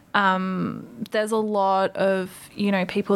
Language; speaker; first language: English; native; English